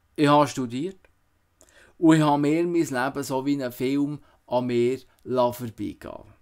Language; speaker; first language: German; native; German